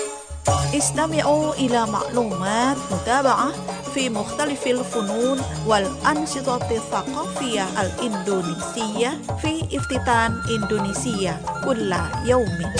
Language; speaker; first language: Arabic; non-native, fluent; Indonesian